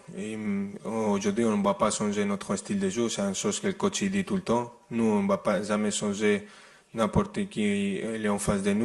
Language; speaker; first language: French; non-native, fluent; Spanish